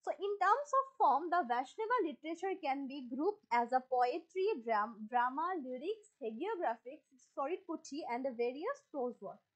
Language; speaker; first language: English; non-native, local second language; Assamese